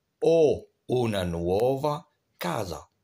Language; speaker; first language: Italian; non-native, fluent; Arabic